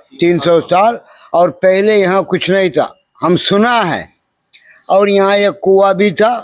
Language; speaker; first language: Hindi; non-native, local second language; Kannada